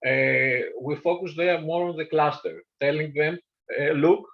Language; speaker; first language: English; non-native, fluent; Greek